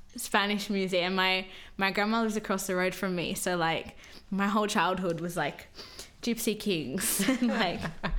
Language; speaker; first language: English; native; English